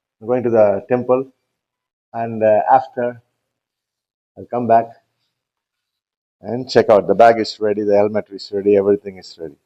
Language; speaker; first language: English; non-native, local second language; Tamil